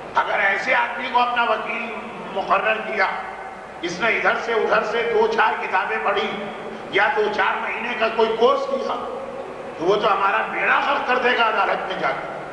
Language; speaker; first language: Urdu; native; Urdu